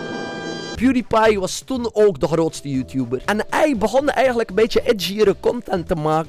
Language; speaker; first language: Dutch; native; Dutch